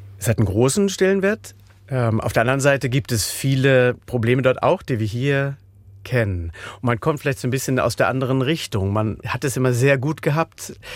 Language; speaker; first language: German; native; German